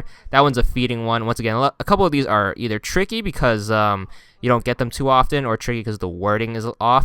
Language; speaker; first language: English; native; English